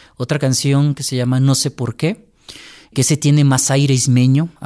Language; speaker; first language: Spanish; native; Spanish